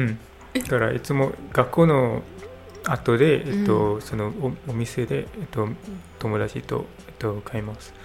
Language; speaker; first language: Japanese; non-native, learner; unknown